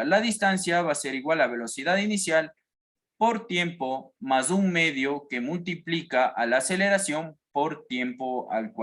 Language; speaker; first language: Spanish; native; Spanish